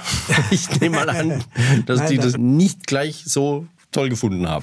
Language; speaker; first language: German; native; German